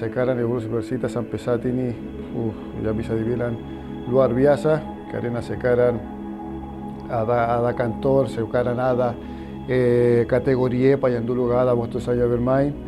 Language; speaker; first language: Indonesian; non-native, fluent; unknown